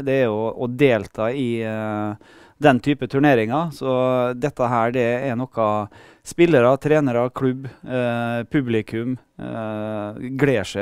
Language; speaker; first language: Norwegian; native; Norwegian